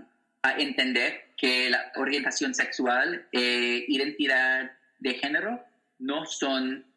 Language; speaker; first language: Spanish; non-native, learner; English